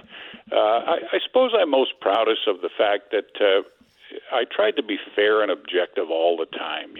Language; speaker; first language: English; native; English